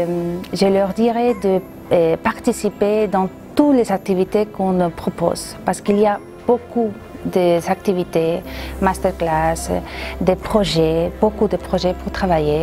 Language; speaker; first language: French; non-native, fluent; Spanish